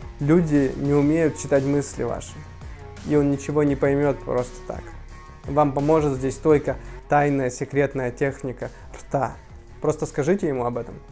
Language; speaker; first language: Russian; native; Russian